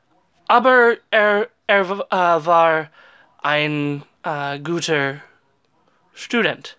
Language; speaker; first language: German; non-native, learner; English